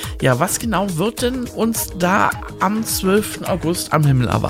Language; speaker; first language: German; native; German